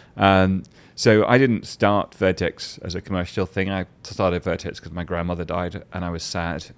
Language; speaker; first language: English; native; English